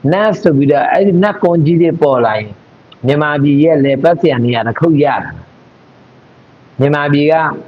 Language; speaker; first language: Burmese; non-native, local second language; Mon